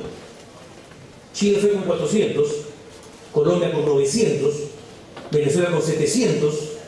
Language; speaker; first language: Spanish; native; Spanish